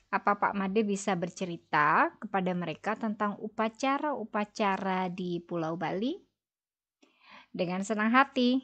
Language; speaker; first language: Indonesian; native; Indonesian